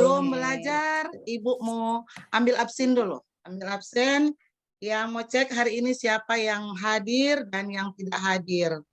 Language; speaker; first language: Indonesian; native; Indonesian